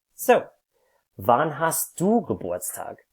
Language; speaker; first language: German; non-native, fluent; English